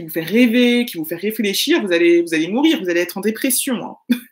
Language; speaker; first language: French; native; French